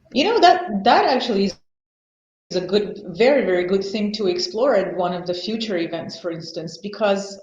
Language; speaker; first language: English; non-native, fluent; Armenian